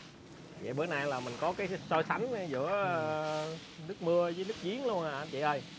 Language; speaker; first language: Vietnamese; native; Vietnamese